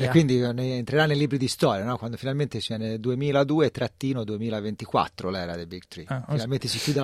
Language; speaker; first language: Italian; native; Italian